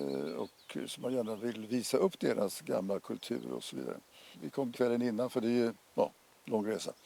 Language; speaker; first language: Swedish; native; Swedish